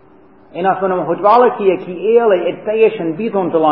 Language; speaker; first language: Hungarian; non-native, fluent; English